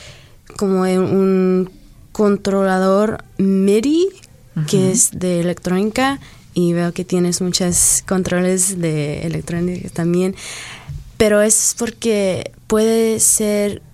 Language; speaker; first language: Spanish; early bilingual, heritage; English